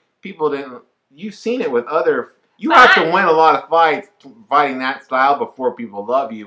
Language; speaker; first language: English; native; English